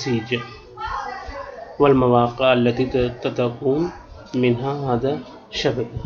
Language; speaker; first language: Arabic; non-native, learner; Urdu